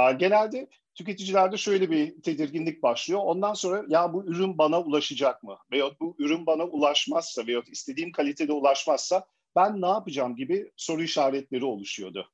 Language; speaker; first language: Turkish; early bilingual, heritage; Turkish